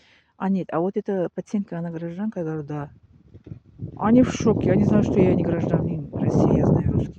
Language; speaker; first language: Russian; non-native, local second language; Tajik